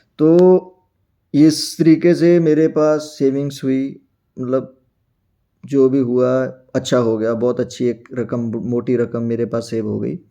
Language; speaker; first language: Hindi; non-native, local second language; Punjabi